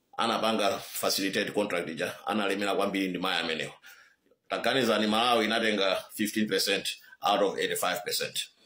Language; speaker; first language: Nyanja; native; Nyanja